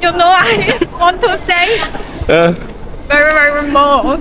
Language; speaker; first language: English; non-native, learner; Chinese